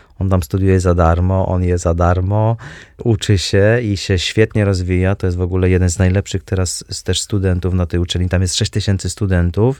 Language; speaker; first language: Polish; native; Polish